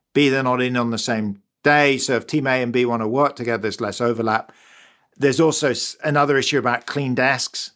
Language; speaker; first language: English; native; English